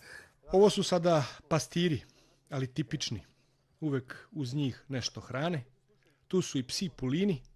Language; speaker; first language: Bosnian; native; Bosnian